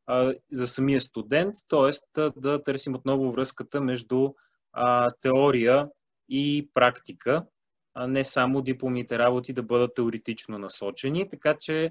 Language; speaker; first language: Bulgarian; native; Bulgarian